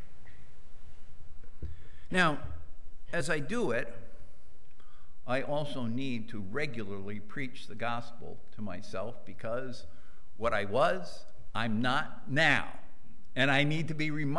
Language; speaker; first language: English; native; English